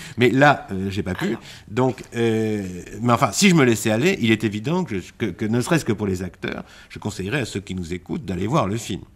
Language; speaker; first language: French; native; French